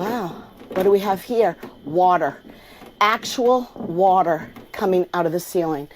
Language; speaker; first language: English; native; English